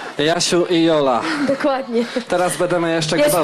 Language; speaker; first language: Polish; native; Polish